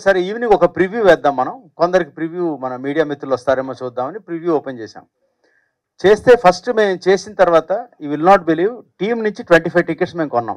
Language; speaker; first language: Telugu; native; Telugu